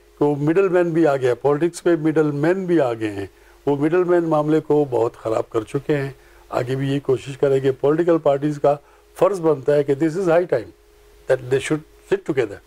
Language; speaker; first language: Urdu; non-native, local second language; Pashto